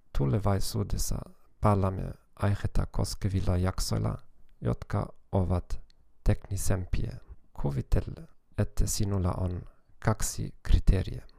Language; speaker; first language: Finnish; non-native, learner; German